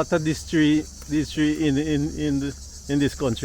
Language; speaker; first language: English; non-native, learner; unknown